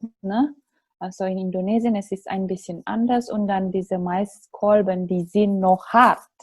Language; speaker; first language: German; non-native, fluent; Indonesian